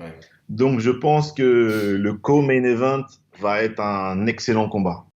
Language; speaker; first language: French; native; French